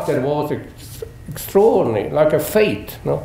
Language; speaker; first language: English; non-native, fluent; German